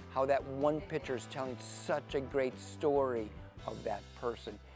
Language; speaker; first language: English; native; English